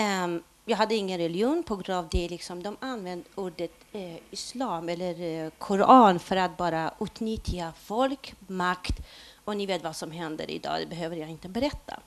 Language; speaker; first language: Swedish; non-native, local second language; Persian